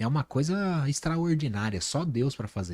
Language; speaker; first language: Portuguese; native; Portuguese